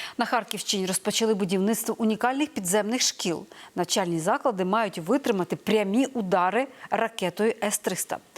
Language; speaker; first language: Ukrainian; native; Ukrainian